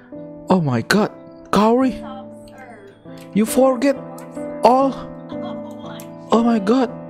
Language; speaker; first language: English; non-native, learner; Indonesian